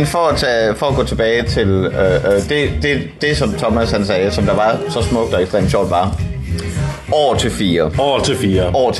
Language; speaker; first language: Danish; native; Danish